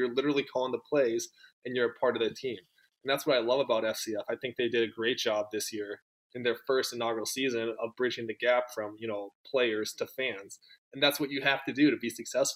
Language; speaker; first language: English; native; English